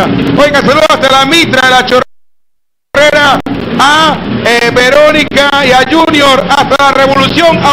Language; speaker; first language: Spanish; native; Spanish